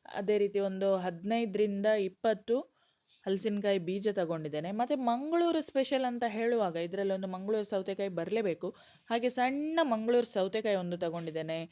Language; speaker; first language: Kannada; non-native, local second language; Konkani